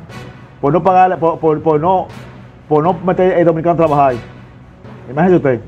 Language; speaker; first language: Spanish; native; Spanish